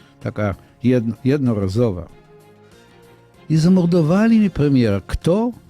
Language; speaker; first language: Polish; non-native, fluent; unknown